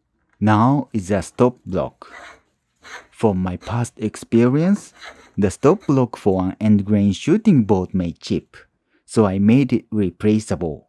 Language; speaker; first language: English; non-native, fluent; Japanese